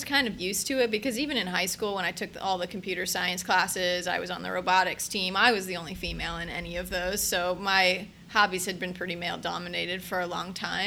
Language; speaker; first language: English; native; English